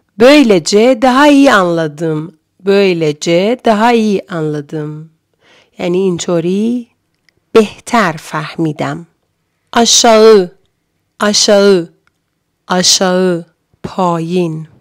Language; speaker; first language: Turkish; non-native, fluent; Persian